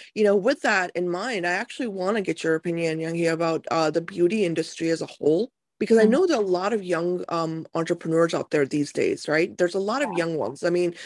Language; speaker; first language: English; native; English